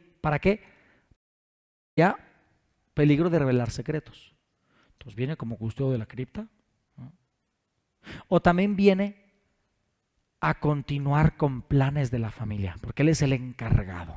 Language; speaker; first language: Spanish; native; Spanish